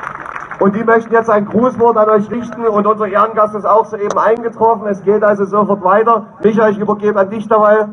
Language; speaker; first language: German; native; German